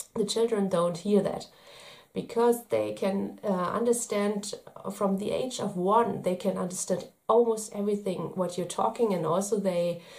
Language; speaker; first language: English; non-native, fluent; German